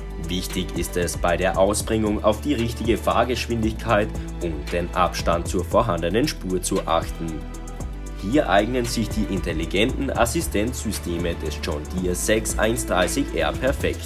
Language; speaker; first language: German; native; German